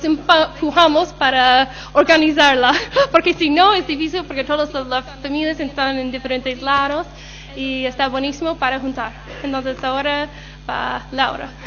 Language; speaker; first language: Spanish; non-native, learner; English